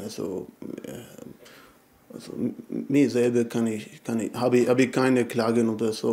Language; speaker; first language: German; non-native, learner; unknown